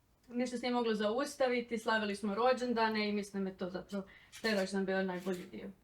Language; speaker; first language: Croatian; native; Croatian